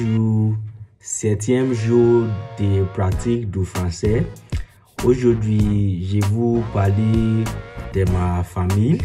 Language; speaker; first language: French; non-native, learner; Yoruba